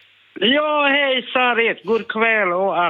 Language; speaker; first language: Swedish; non-native, learner; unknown